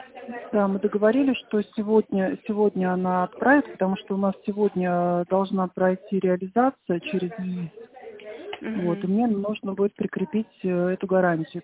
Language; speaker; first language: Russian; native; Russian